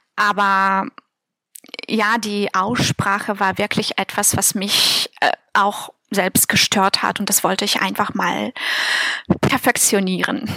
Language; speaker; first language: German; non-native, fluent; Russian